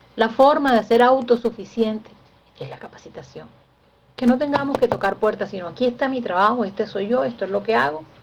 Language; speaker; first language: Spanish; native; Spanish